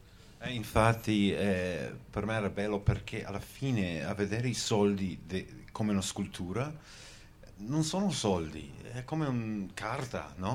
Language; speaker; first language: Italian; early bilingual, heritage; Venetian